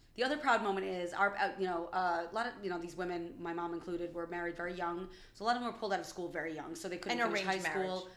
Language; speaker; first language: English; early bilingual, other home language; Albanian